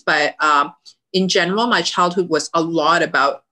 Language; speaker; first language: English; early bilingual, other home language; Cantonese